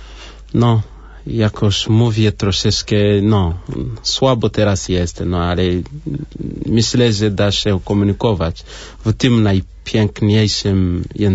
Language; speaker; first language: Polish; non-native, learner; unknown